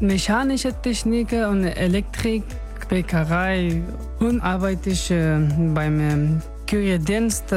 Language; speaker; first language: German; non-native, learner; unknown